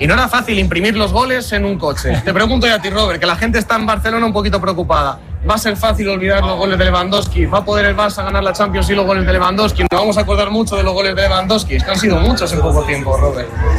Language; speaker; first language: Spanish; native; Spanish